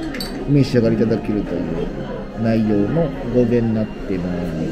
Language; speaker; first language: Japanese; native; Japanese